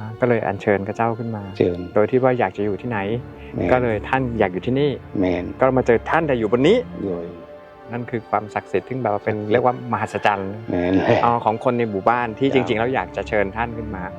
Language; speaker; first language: Thai; native; Thai